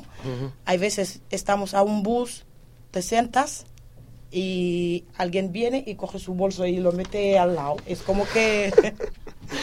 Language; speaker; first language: Spanish; non-native, fluent; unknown